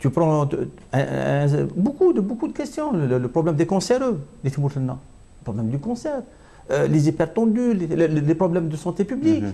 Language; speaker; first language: French; non-native, local second language; Kabyle